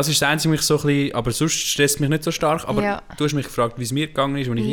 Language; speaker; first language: German; native; German